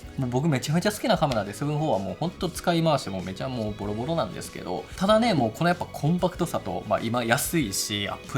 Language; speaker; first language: Japanese; native; Japanese